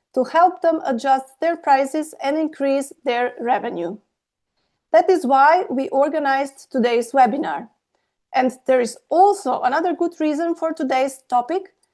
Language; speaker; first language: English; non-native, fluent; Slovenian